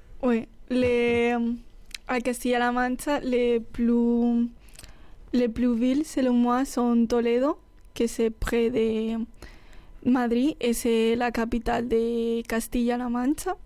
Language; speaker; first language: French; non-native, fluent; Spanish